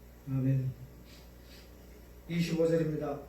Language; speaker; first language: Korean; native; Korean